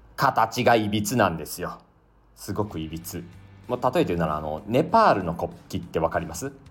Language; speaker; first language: Japanese; native; Japanese